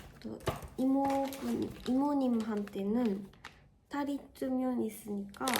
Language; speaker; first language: Korean; non-native, learner; Japanese